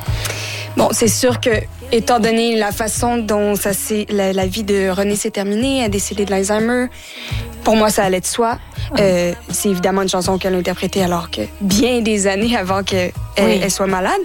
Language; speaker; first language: French; native; French